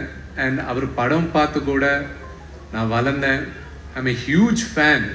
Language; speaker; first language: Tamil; non-native, local second language; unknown